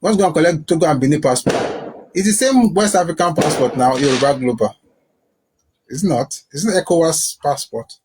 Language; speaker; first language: English; non-native, local second language; Yoruba